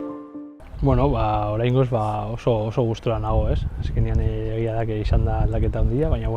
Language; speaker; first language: Basque; non-native, local second language; Spanish